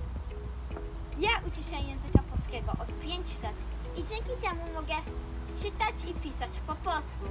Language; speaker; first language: Polish; early bilingual, heritage; Polish